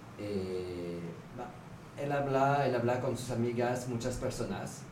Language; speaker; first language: Spanish; non-native, learner; French